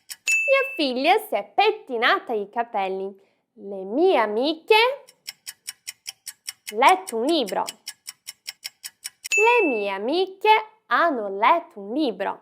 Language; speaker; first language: Italian; non-native, fluent; Portuguese